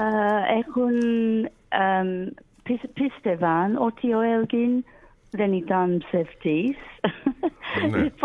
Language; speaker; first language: Greek; non-native, learner; English